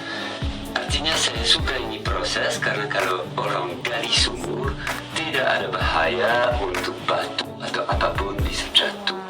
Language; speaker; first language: Indonesian; non-native, learner; French